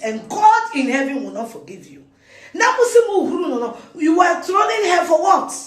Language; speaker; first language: English; non-native, local second language; Akan